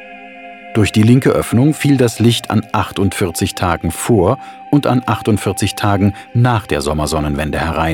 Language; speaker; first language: German; native; German